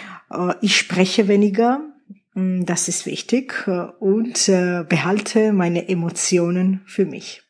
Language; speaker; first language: German; non-native, fluent; Georgian